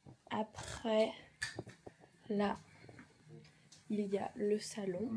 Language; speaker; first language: French; native; French